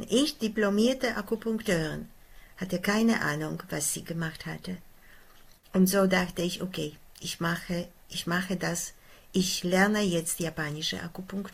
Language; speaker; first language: German; non-native, fluent; Polish